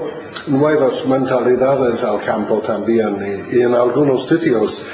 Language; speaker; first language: Spanish; non-native, fluent; English